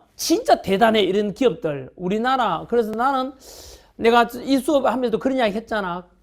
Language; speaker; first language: Korean; native; Korean